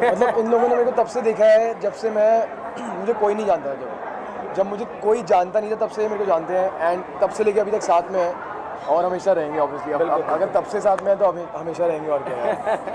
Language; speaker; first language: Hindi; native; Hindi